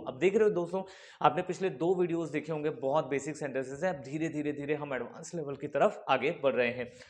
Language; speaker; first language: Hindi; native; Hindi